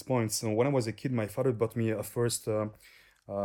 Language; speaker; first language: English; non-native, fluent; French